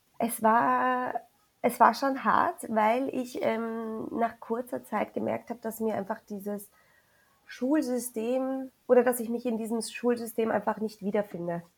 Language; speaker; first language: German; early bilingual, other home language; Spanish